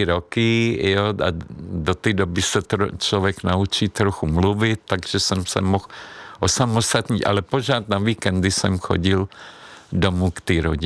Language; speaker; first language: Czech; non-native, fluent; Hungarian